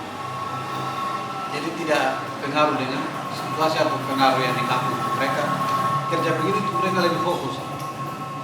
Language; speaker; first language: Indonesian; native; Indonesian